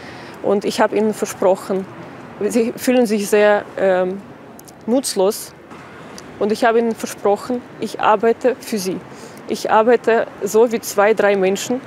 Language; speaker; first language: German; non-native, fluent; Ukrainian